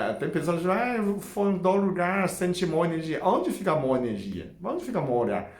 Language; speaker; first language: Portuguese; non-native, fluent; Chinese